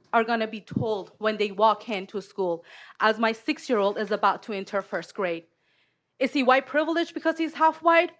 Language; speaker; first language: English; non-native, fluent; Persian